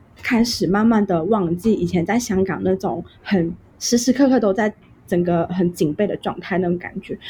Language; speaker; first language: Chinese; non-native, local second language; Cantonese